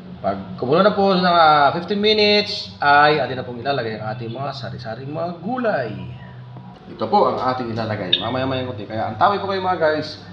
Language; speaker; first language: Filipino; non-native, local second language; Waray